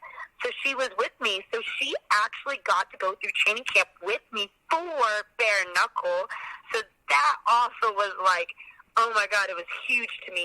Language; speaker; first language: English; native; English